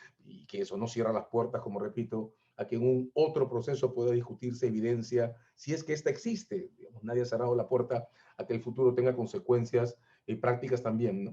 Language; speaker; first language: Spanish; native; Spanish